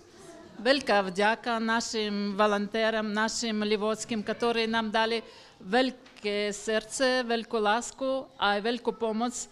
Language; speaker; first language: Slovak; non-native, learner; Ukrainian